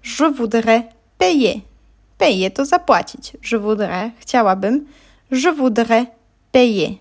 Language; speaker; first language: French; non-native, fluent; Polish